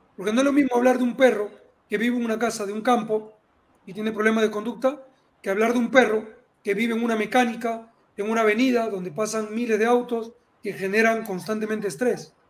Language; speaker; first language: Spanish; native; Spanish